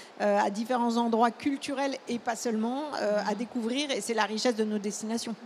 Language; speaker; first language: French; native; French